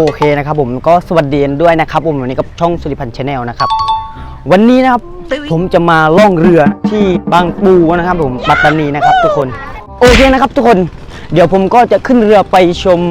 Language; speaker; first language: Thai; non-native, local second language; Pattani Malay